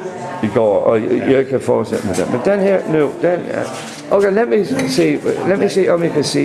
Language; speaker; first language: Danish; non-native, learner; English